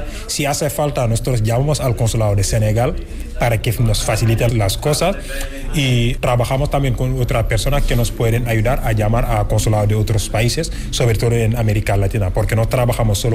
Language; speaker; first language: Spanish; non-native, fluent; Wolof